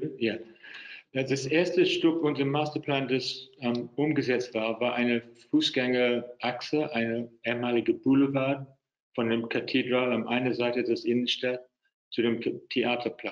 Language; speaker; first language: German; non-native, fluent; English